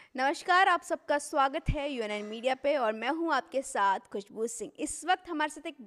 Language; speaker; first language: Hindi; native; Hindi